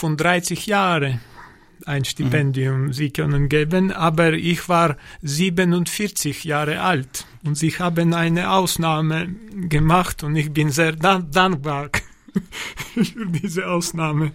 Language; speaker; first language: German; non-native, learner; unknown